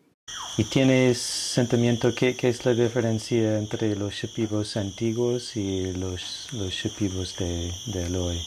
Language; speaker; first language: Spanish; non-native, fluent; English